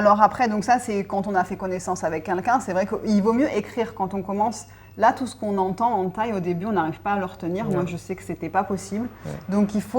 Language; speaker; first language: French; native; French